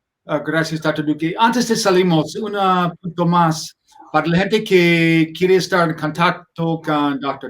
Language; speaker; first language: Spanish; non-native, learner; English